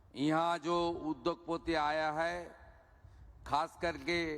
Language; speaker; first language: Hindi; non-native, local second language; Bangla